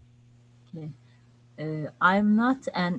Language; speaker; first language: English; non-native, learner; Turkish